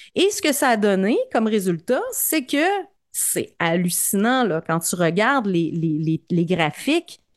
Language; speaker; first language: French; native; French